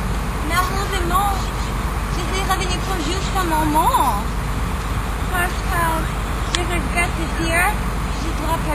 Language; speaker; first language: French; non-native, learner; English